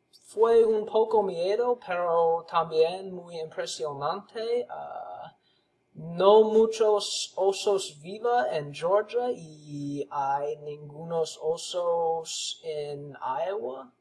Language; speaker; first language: Spanish; non-native, learner; English